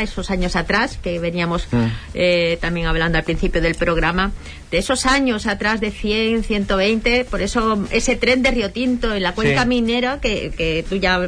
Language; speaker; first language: Spanish; native; Spanish